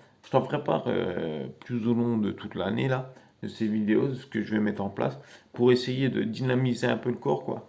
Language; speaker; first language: French; native; French